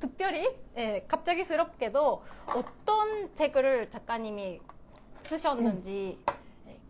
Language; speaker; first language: Korean; non-native, fluent; Japanese